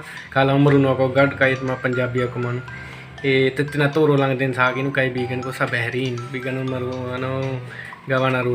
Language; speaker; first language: Filipino; non-native, learner; Punjabi